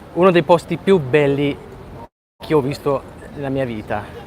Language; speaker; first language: Italian; non-native, learner; English